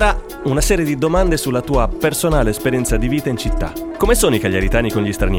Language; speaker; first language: Italian; native; Italian